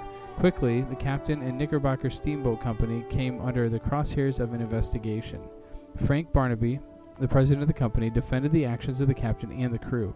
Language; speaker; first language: English; native; English